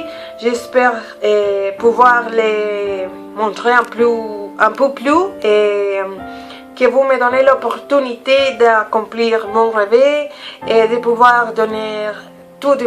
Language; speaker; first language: French; non-native, learner; Spanish